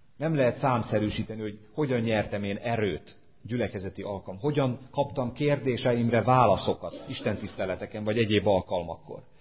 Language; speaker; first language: Hungarian; native; Hungarian